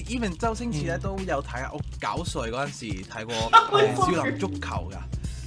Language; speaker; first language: Cantonese; non-native, fluent; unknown